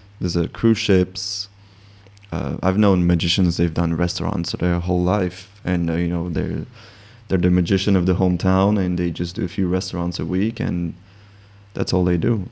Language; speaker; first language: English; non-native, fluent; French